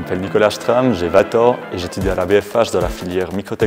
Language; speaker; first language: French; native; French